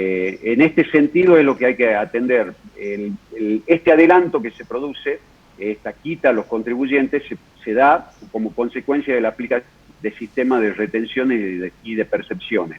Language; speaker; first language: Spanish; native; Spanish